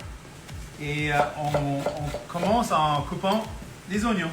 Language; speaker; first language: French; non-native, local second language; Punjabi